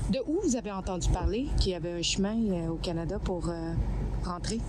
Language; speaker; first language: French; native; French